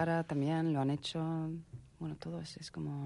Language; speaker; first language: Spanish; non-native, fluent; Swedish